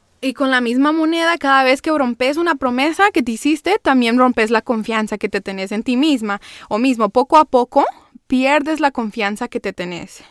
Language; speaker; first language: Spanish; early bilingual, heritage; Spanish